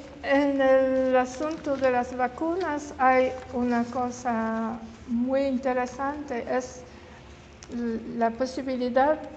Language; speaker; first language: Spanish; non-native, learner; French